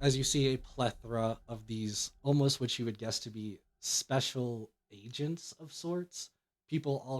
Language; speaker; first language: English; native; English